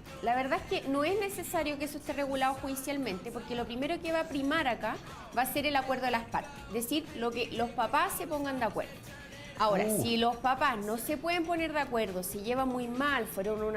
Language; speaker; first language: Spanish; native; Spanish